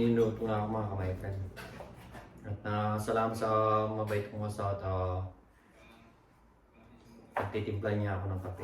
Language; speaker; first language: Filipino; native; Filipino